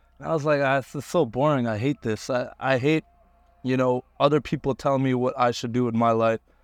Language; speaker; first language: English; early bilingual, other home language; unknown